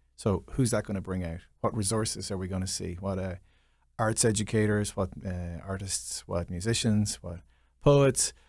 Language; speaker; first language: English; native; English